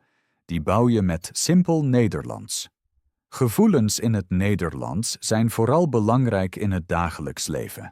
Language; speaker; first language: Dutch; non-native, fluent; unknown